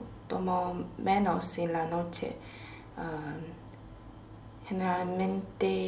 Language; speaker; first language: Spanish; non-native, learner; Chinese